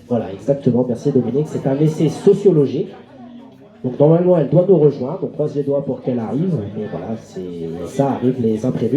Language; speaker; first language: French; native; French